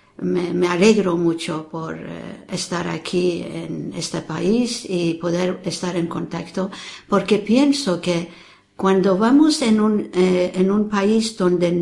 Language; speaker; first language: Spanish; non-native, fluent; Persian